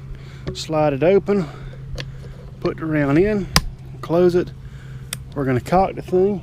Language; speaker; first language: English; native; English